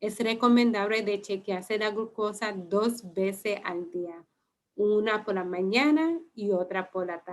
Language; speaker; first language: Spanish; early bilingual, heritage; Spanish